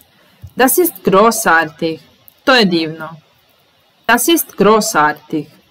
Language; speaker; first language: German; non-native, fluent; Serbian